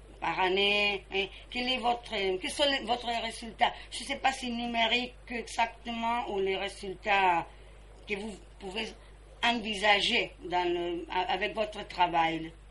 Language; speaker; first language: French; non-native, fluent; Spanish